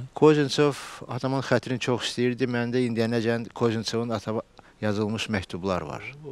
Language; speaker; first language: Azerbaijani; native; Azerbaijani